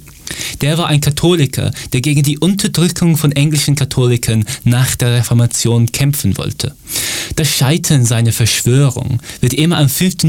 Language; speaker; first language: German; non-native, fluent; English